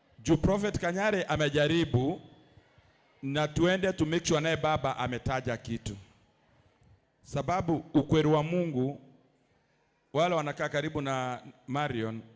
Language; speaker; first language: Swahili; non-native, local second language; Masai